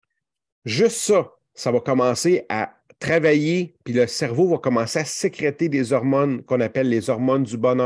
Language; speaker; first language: French; native; French